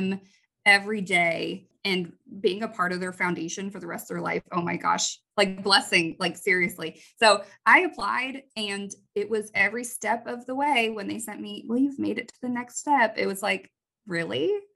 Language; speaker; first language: English; native; English